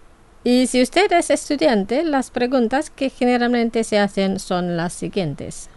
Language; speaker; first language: Spanish; non-native, fluent; Indonesian